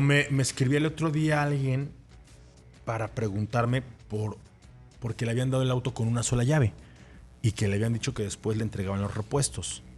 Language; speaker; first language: Spanish; native; Spanish